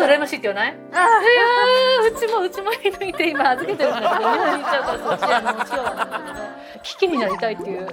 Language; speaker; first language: Japanese; native; Japanese